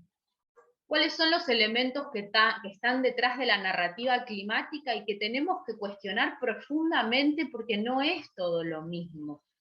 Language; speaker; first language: Spanish; native; Spanish